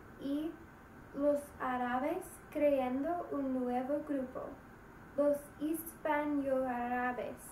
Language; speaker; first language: Spanish; non-native, learner; English